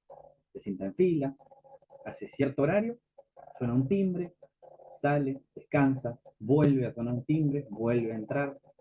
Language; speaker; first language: Spanish; native; Spanish